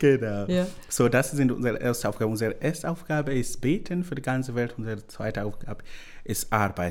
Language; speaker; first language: German; non-native, learner; Swahili